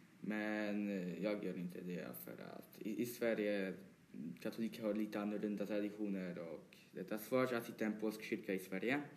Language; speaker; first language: Swedish; early bilingual, other home language; Polish